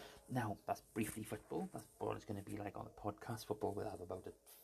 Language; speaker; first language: English; native; English